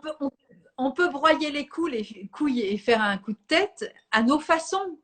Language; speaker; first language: French; native; French